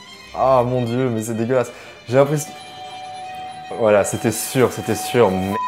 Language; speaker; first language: French; native; French